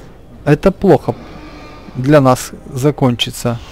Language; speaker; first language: Russian; native; Russian